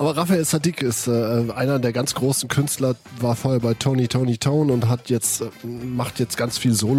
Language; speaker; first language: German; native; German